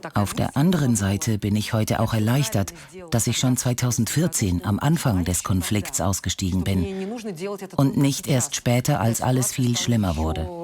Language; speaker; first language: German; non-native, fluent; Russian